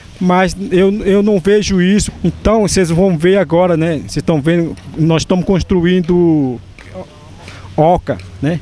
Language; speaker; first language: Portuguese; non-native, local second language; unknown